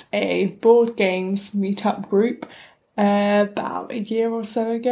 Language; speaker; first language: English; native; English